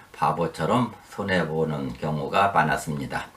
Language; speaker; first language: Korean; native; Korean